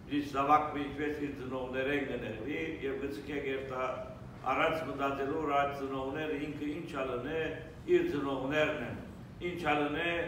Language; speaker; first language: Armenian; early bilingual, heritage; Armenian